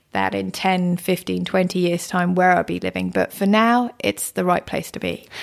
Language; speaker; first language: English; early bilingual, other home language; German